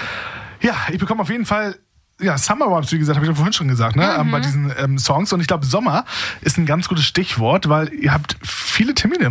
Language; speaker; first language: German; native; German